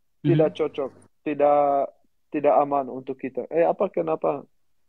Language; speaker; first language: Indonesian; non-native, learner; Dutch